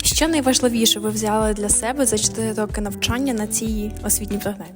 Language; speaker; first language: Ukrainian; native; Ukrainian